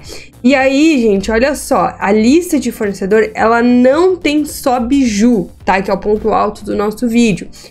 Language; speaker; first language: Portuguese; native; Portuguese